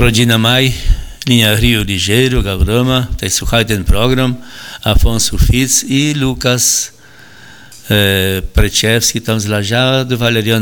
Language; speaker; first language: Polish; early bilingual, heritage; Polish